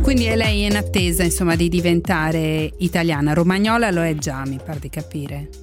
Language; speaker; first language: Italian; native; Italian